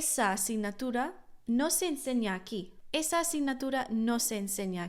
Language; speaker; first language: Spanish; non-native, fluent; English